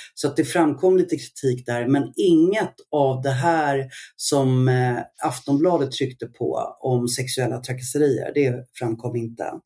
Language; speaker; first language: Swedish; early bilingual, other home language; Arabic